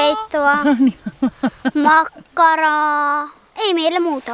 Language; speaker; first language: Finnish; early bilingual, heritage; Finnish